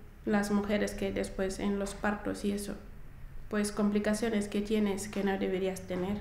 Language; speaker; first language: Spanish; non-native, fluent; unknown